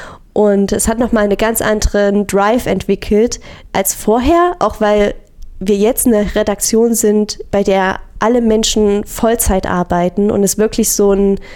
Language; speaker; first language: German; native; German